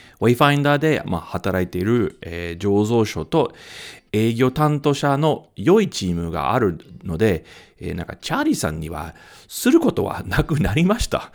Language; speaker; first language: Japanese; non-native, fluent; English